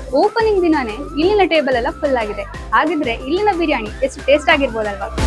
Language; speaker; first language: Kannada; native; Kannada